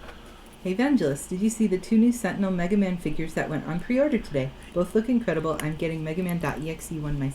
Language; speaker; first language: English; native; English